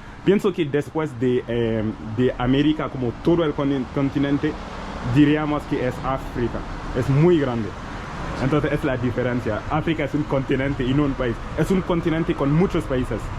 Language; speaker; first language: Spanish; non-native, local second language; French